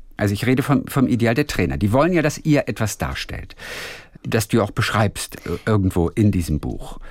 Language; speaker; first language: German; native; German